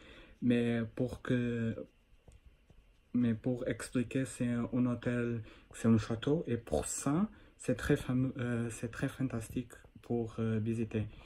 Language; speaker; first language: French; non-native, learner; Portuguese